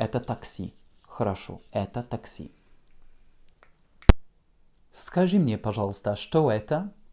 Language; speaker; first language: Russian; non-native, fluent; French